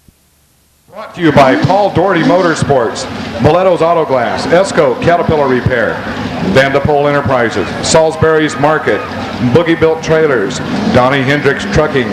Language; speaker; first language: English; native; English